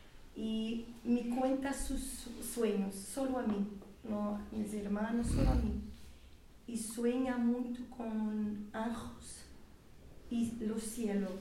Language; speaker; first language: Spanish; non-native, learner; Portuguese